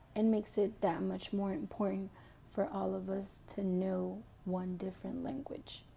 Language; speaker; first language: English; early bilingual, other home language; Spanish